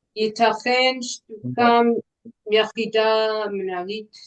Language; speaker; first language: Hebrew; non-native, learner; English